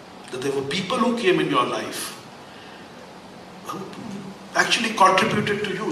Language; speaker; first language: English; non-native, local second language; Hindi